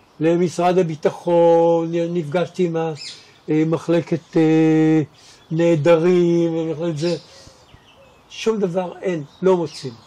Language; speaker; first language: Hebrew; native; Hebrew